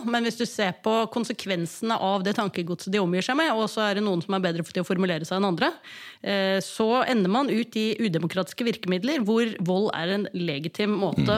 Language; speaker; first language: Norwegian; native; Norwegian